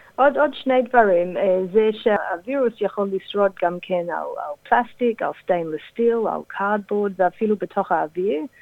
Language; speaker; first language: Hebrew; non-native, fluent; English